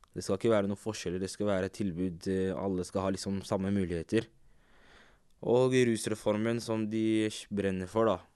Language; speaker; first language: Norwegian; native; Norwegian